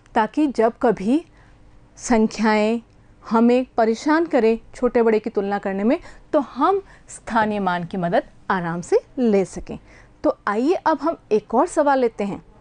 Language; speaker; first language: Hindi; native; Hindi